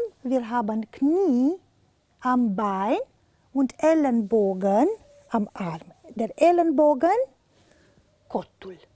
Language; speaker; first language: German; non-native, fluent; Romanian